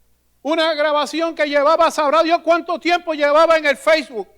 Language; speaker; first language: Spanish; native; Spanish